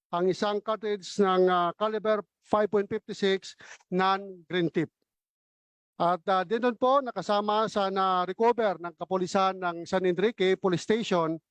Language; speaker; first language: Filipino; non-native, local second language; Hiligaynon